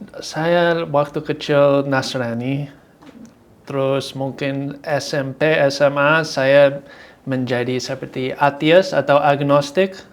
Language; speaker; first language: Indonesian; non-native, fluent; English